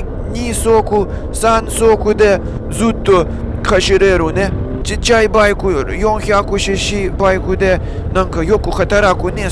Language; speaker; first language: Japanese; non-native, learner; Russian